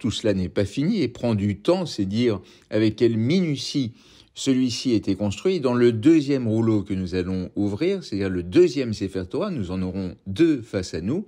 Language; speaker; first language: French; native; French